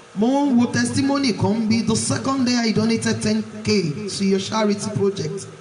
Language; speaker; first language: English; non-native, local second language; Yoruba